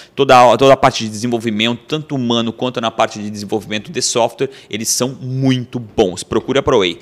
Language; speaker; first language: Portuguese; native; Portuguese